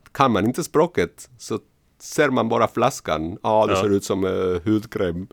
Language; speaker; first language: Swedish; non-native, fluent; Spanish